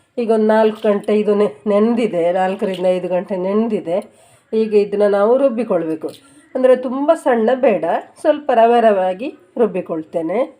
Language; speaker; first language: Kannada; non-native, local second language; Tulu